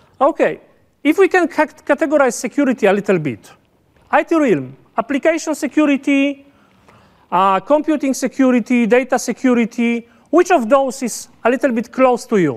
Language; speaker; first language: English; non-native, fluent; Polish